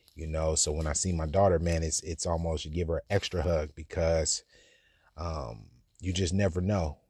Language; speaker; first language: English; native; English